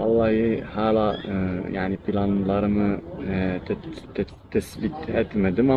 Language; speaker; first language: Turkish; non-native, fluent; Arabic